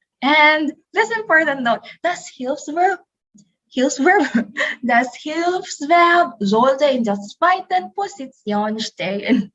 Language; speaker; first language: German; non-native, learner; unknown